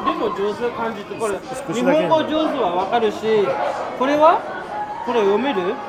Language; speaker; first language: Japanese; non-native, fluent; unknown